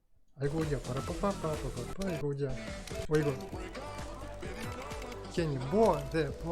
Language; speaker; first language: Korean; non-native, learner; Russian